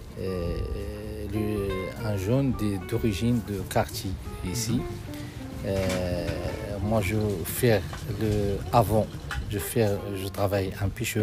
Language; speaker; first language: French; non-native, learner; Arabic